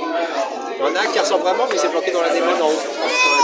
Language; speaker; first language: French; native; French